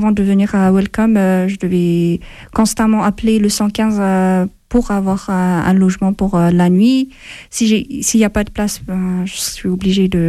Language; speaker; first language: French; non-native, fluent; Amharic